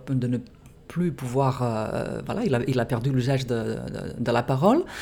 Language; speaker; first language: French; non-native, fluent; Catalan